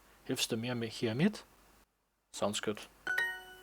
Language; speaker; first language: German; non-native, learner; English